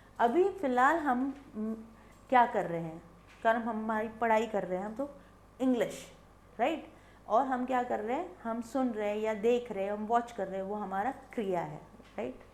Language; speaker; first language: Hindi; non-native, local second language; Bangla